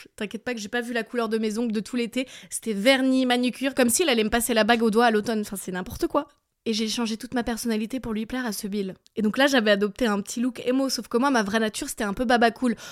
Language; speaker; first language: French; early bilingual, other home language; English